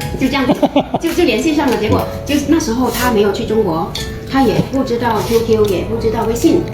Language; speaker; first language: Chinese; non-native, local second language; Hakka Chinese